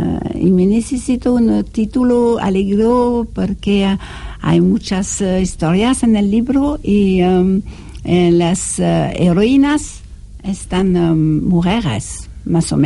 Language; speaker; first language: Spanish; non-native, learner; French